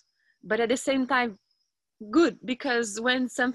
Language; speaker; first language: English; non-native, fluent; Portuguese